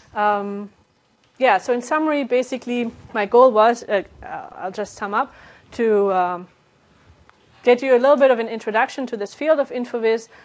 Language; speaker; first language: English; non-native, fluent; German